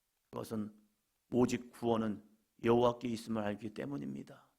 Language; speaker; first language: Korean; native; Korean